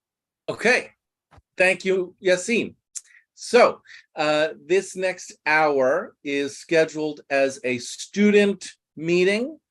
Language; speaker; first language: English; non-native, fluent; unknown